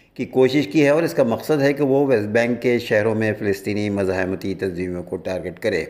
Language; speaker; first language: Urdu; native; Urdu